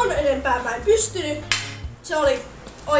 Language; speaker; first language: Finnish; native; Finnish